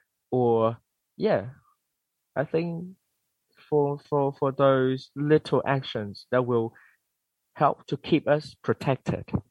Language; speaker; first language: English; non-native, fluent; Vietnamese